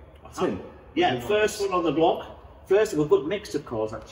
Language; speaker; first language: English; native; English